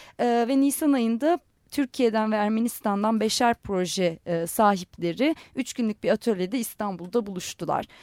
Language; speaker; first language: Turkish; non-native, local second language; Armenian